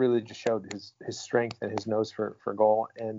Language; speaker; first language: English; native; English